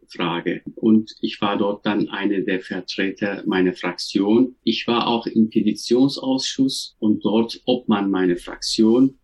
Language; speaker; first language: German; non-native, fluent; Turkish